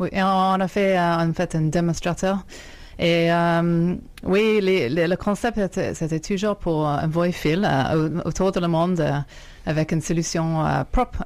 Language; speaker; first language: French; non-native, fluent; English